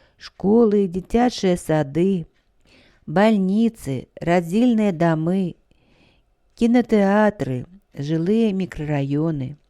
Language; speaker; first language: Belarusian; native; Belarusian